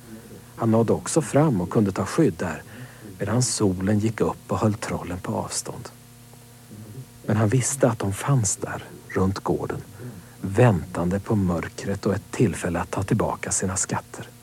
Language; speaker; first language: Swedish; native; Swedish